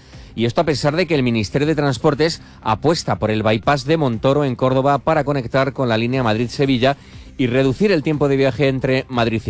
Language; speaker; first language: Spanish; native; Spanish